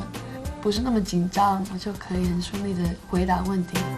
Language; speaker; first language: Chinese; non-native, fluent; English